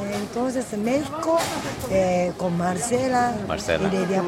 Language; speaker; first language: Spanish; non-native, learner; Japanese